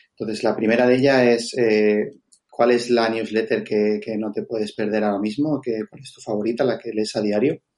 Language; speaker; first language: Spanish; native; Spanish